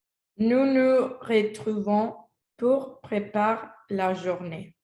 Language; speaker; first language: French; non-native, learner; Spanish